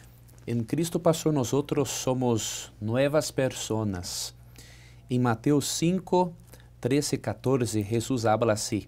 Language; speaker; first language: Spanish; non-native, learner; Portuguese